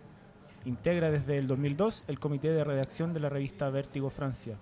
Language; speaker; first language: Spanish; native; Spanish